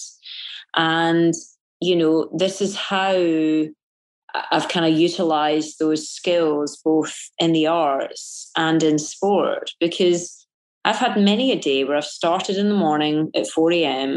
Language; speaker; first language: English; native; English